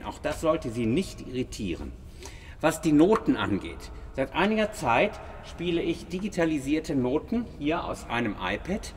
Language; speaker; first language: German; native; German